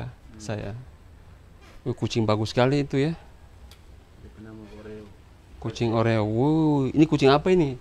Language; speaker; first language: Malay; non-native, local second language; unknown